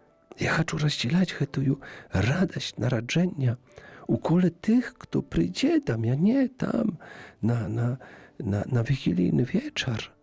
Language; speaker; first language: Belarusian; native; Belarusian